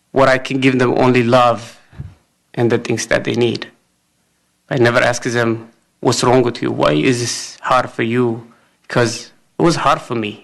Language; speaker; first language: English; non-native, fluent; Amharic